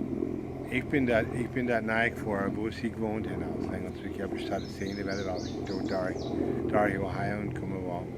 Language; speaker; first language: German; early bilingual, heritage; Pennsylvania German